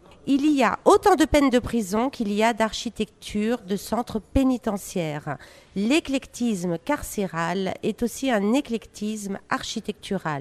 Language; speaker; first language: French; native; French